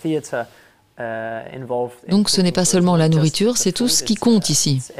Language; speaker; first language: French; non-native, fluent; Danish